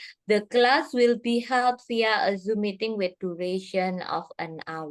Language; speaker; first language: English; non-native, fluent; Indonesian